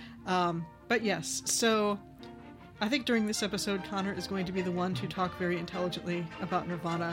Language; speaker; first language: English; native; English